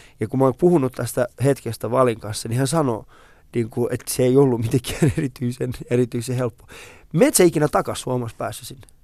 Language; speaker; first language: Finnish; early bilingual, other home language; Persian